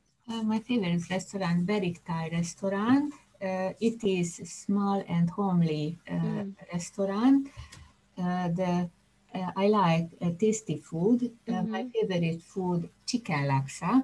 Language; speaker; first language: English; non-native, learner; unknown